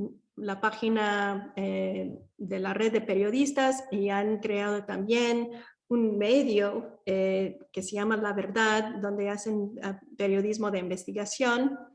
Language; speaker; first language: Spanish; early bilingual, heritage; Spanish